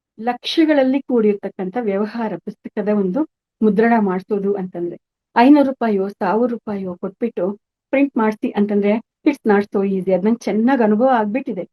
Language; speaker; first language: Kannada; native; Kannada